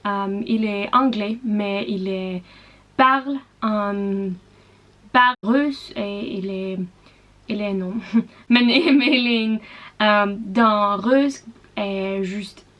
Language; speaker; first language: French; non-native, learner; Norwegian